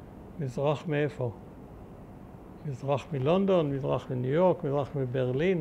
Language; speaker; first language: Hebrew; early bilingual, other home language; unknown